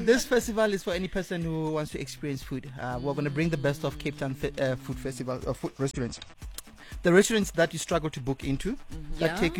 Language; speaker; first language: English; non-native, local second language; Tsonga